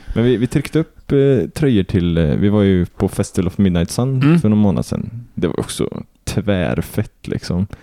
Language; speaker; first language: Swedish; native; Swedish